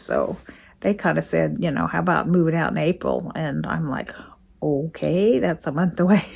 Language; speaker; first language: English; native; English